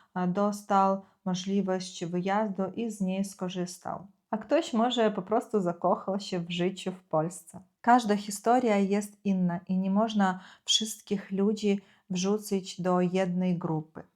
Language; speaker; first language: Polish; non-native, fluent; Ukrainian